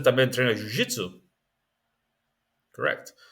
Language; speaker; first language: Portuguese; non-native, learner; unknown